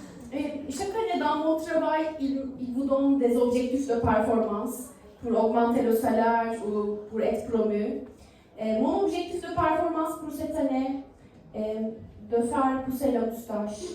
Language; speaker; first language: French; non-native, learner; Turkish